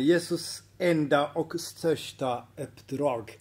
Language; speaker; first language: Swedish; non-native, fluent; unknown